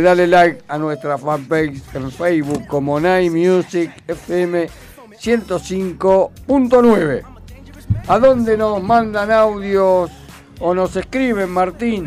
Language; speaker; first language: Spanish; native; Spanish